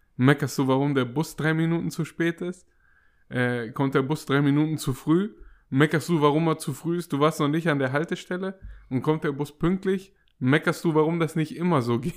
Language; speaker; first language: German; native; German